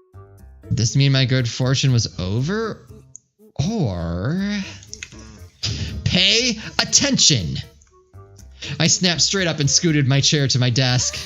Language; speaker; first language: English; native; English